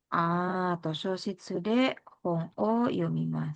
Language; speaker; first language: Japanese; non-native, fluent; Indonesian